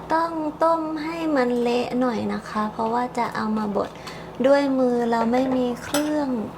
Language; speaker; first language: Thai; native; Thai